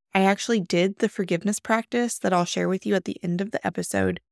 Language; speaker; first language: English; native; English